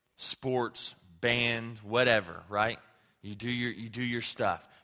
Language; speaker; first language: English; native; English